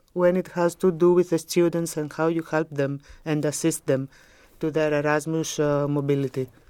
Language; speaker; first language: English; non-native, fluent; Greek